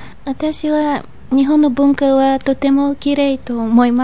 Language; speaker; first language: Japanese; non-native, fluent; Bulgarian